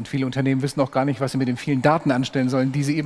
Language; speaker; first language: German; native; German